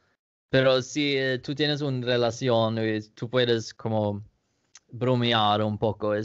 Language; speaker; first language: Spanish; non-native, learner; Danish